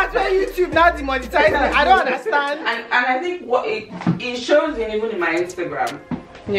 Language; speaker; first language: English; non-native, local second language; Yoruba